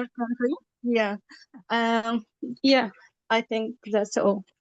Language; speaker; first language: English; non-native, learner; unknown